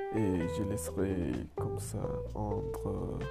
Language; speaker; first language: French; non-native, learner; Spanish